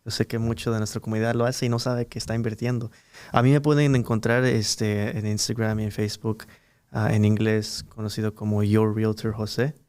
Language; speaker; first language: Spanish; early bilingual, heritage; Spanish